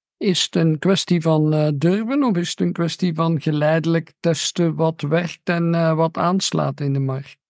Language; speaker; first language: Dutch; native; Dutch